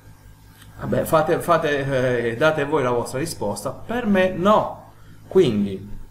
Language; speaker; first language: Italian; native; Italian